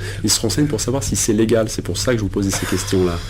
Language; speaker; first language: French; native; French